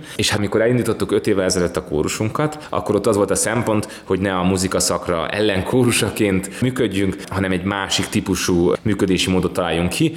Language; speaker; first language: Hungarian; native; Hungarian